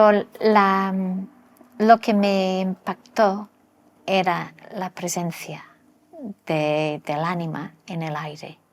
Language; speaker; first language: Spanish; non-native, local second language; English